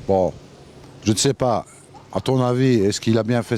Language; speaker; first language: French; native; French